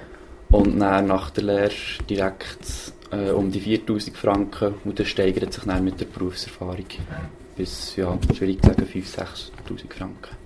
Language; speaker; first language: German; native; German